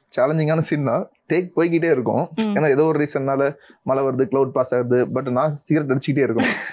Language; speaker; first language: Tamil; native; Tamil